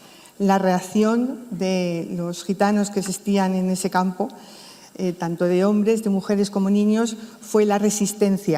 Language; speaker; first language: Spanish; native; Spanish